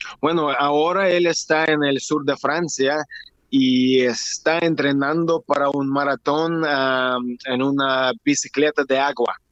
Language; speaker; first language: Spanish; non-native, learner; Russian